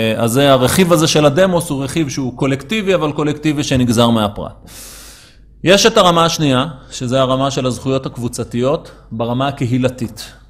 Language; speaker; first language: Hebrew; native; Hebrew